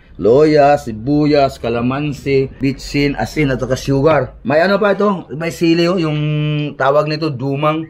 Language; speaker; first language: Filipino; non-native, local second language; Cebuano